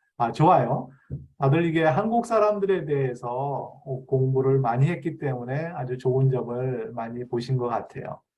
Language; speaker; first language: Korean; native; Korean